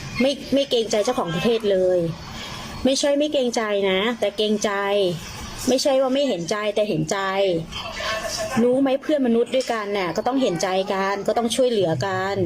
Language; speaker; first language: Thai; non-native, fluent; Burmese